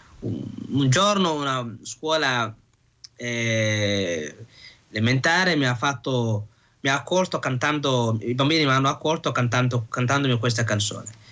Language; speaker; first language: Italian; non-native, fluent; Somali